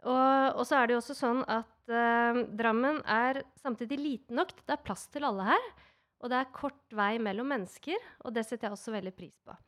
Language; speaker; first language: Norwegian; native; Norwegian